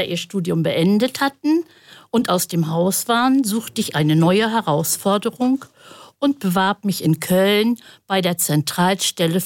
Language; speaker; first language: German; native; German